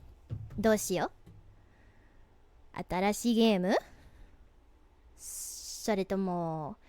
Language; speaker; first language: Japanese; non-native, learner; English